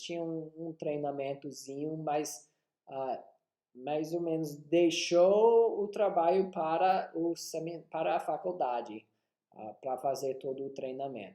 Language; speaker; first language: Portuguese; non-native, fluent; English